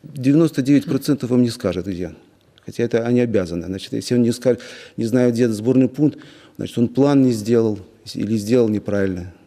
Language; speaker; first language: Russian; native; Russian